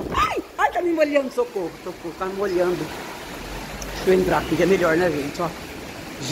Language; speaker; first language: Portuguese; native; Portuguese